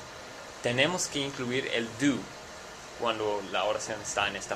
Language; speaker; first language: Spanish; non-native, fluent; English